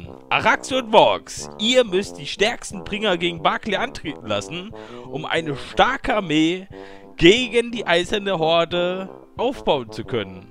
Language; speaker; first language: German; native; German